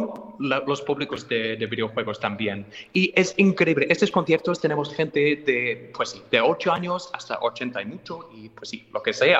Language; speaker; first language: Spanish; non-native, fluent; English